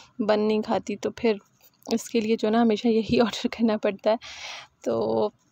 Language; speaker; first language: Urdu; native; Urdu